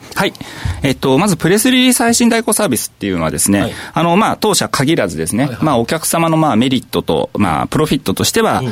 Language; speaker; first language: Japanese; native; Japanese